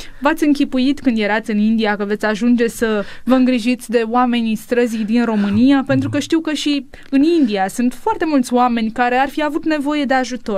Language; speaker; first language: Romanian; native; Romanian